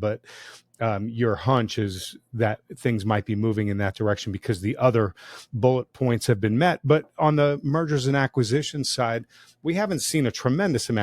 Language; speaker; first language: English; native; English